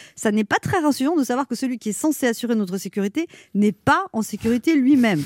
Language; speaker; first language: French; native; French